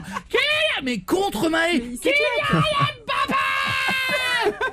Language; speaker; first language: French; native; French